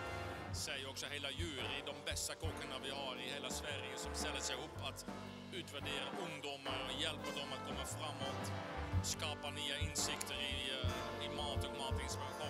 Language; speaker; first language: Swedish; non-native, fluent; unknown